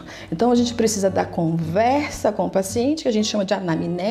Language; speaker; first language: Portuguese; native; Portuguese